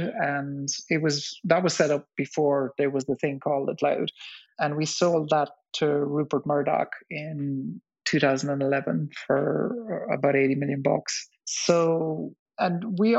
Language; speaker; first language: English; native; English